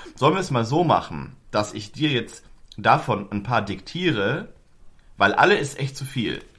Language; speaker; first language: German; native; German